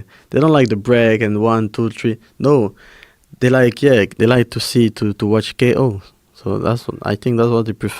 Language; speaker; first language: English; non-native, fluent; French